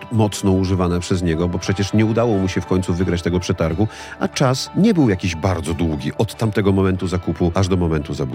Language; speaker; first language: Polish; native; Polish